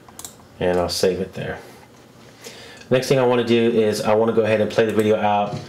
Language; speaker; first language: English; native; English